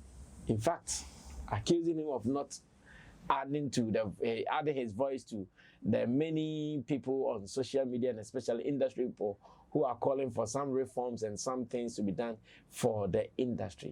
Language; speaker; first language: English; non-native, local second language; Akan